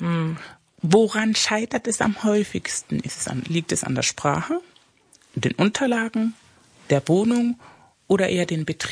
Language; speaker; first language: German; early bilingual, other home language; Spanish